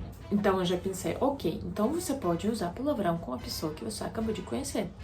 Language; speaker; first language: Portuguese; non-native, fluent; Russian